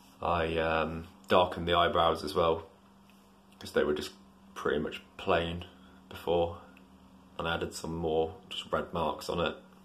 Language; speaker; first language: English; native; English